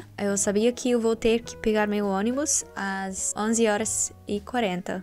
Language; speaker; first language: Portuguese; non-native, learner; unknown